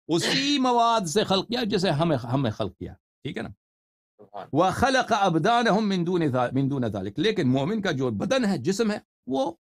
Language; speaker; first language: Urdu; non-native, fluent; Persian